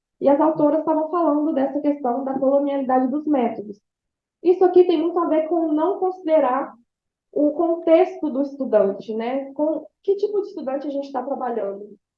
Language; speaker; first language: Portuguese; native; Portuguese